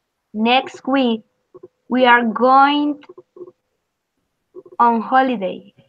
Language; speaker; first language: English; non-native, learner; Spanish